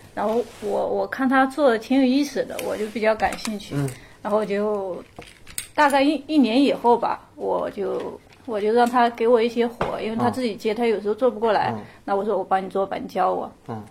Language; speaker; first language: Chinese; native; Chinese